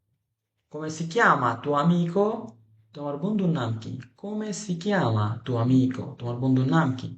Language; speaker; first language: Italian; non-native, fluent; Bangla